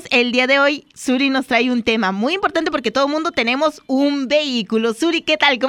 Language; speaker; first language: Spanish; native; Spanish